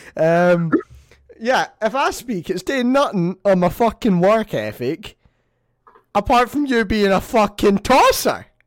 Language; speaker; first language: English; native; English